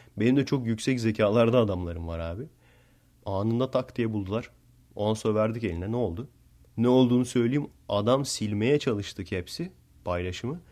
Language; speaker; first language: Turkish; early bilingual, heritage; Turkish